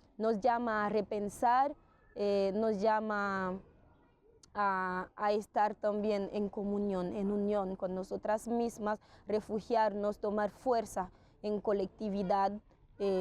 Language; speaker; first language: Spanish; non-native, fluent; Haitian Creole